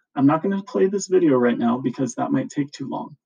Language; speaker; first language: English; native; English